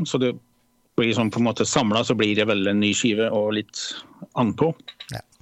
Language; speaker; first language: Norwegian; early bilingual, other home language; Polish